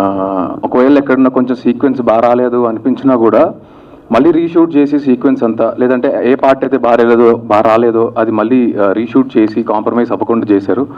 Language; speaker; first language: Telugu; native; Telugu